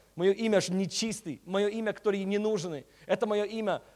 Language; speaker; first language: Russian; early bilingual, heritage; Russian